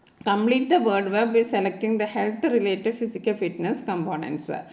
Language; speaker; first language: English; non-native, local second language; Malayalam